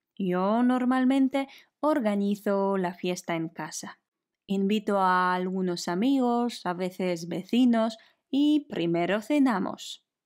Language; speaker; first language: Spanish; non-native, fluent; Polish